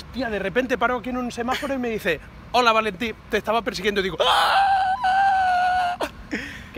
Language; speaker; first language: Spanish; native; Spanish